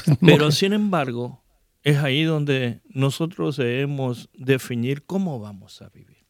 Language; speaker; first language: Spanish; non-native, fluent; Korean